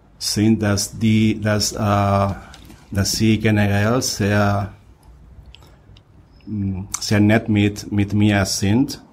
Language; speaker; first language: German; non-native, learner; Spanish